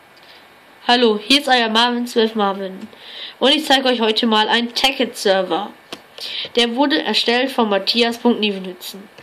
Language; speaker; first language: German; native; German